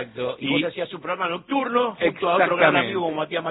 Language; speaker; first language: Spanish; native; Spanish